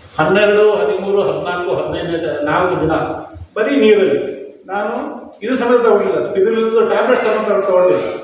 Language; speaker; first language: Kannada; non-native, local second language; Konkani